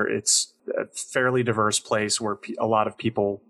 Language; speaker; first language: English; native; English